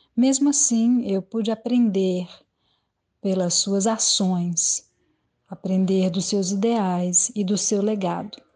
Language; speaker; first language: Portuguese; native; Portuguese